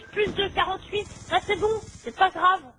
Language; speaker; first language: French; native; French